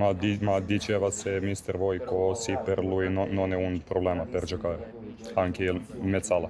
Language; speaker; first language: Italian; non-native, learner; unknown